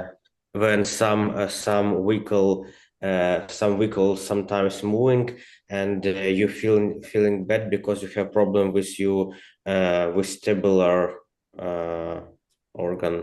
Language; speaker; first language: English; non-native, learner; Ukrainian